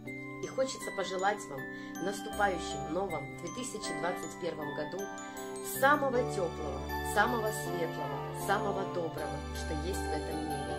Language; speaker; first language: Russian; native; Russian